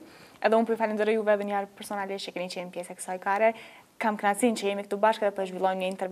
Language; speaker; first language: Albanian; native; Albanian